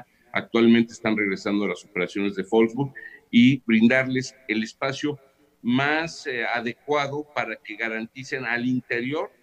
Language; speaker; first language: Spanish; native; Spanish